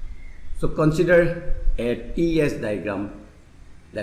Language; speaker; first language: English; non-native, local second language; Assamese